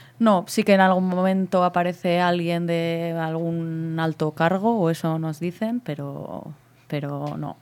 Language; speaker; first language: Spanish; native; Spanish